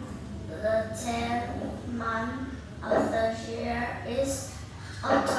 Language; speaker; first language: English; non-native, learner; Vietnamese